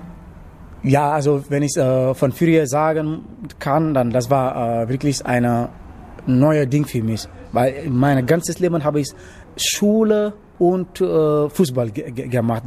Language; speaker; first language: German; non-native, learner; Wolof